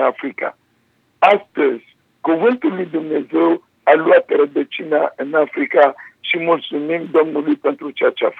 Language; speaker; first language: Romanian; non-native, fluent; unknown